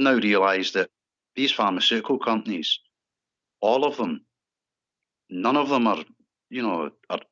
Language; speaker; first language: English; native; English